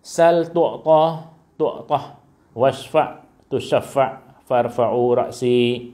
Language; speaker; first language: Khmer; non-native, local second language; Western Cham